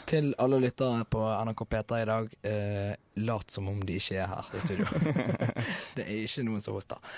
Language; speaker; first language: Norwegian; native; Norwegian